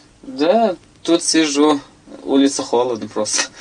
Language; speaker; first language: Russian; non-native, local second language; Tajik